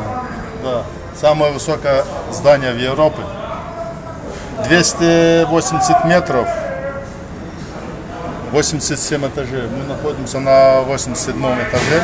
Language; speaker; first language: Russian; non-native, fluent; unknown